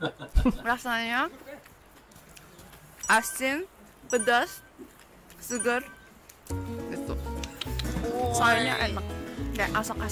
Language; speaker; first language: Indonesian; non-native, fluent; Korean